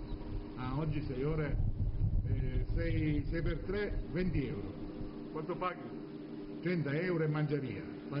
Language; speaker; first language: Italian; non-native, learner; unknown